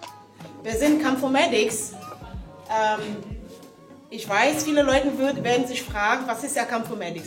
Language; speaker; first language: German; non-native, fluent; French